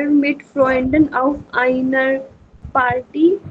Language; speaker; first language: German; non-native, learner; Hindi